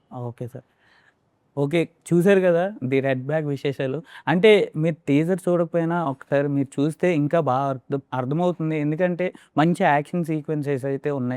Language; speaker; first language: Telugu; native; Telugu